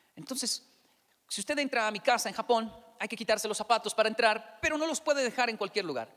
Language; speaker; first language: Spanish; native; Spanish